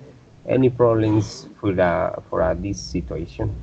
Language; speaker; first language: English; non-native, learner; Spanish